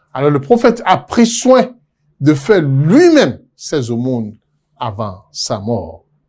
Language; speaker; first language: French; non-native, local second language; Yoruba